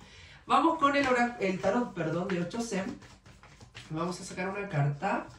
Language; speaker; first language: Spanish; native; Spanish